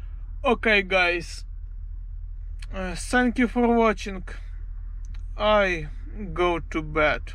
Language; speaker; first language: English; non-native, learner; Polish